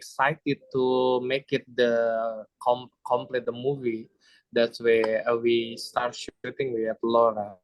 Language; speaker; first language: English; non-native, learner; Indonesian